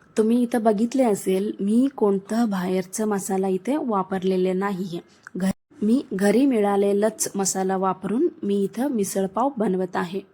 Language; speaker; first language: Marathi; non-native, local second language; Kannada